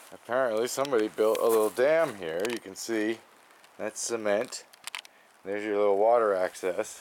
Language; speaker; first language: English; native; English